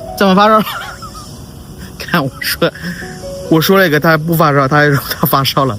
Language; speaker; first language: Chinese; native; Chinese